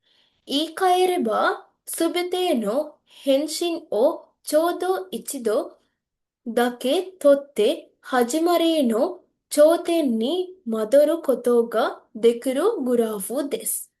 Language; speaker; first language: Japanese; non-native, learner; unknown